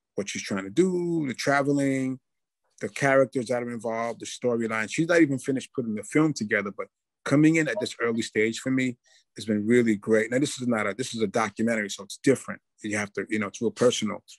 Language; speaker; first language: English; native; English